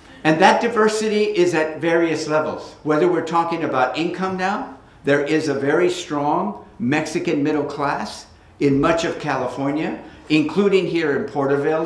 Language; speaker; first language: English; early bilingual, other home language; Spanish